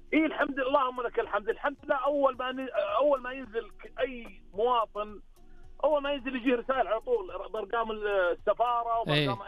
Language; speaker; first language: Arabic; native; Arabic